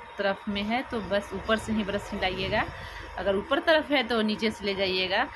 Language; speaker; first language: Hindi; native; Hindi